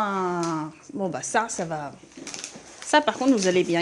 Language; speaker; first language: French; native; French